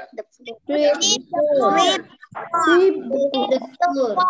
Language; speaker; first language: English; non-native, learner; Indonesian